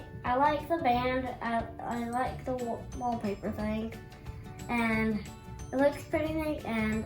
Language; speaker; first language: English; native; English